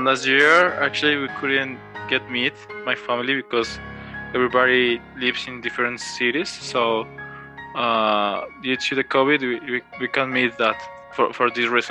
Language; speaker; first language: English; non-native, learner; Spanish